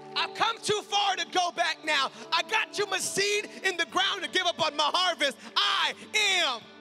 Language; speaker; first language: English; native; English